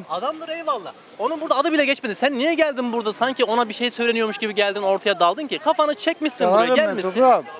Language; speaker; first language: Turkish; native; Turkish